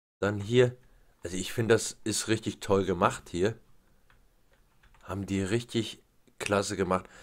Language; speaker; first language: German; native; German